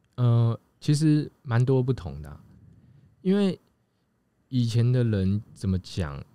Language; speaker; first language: Chinese; native; Chinese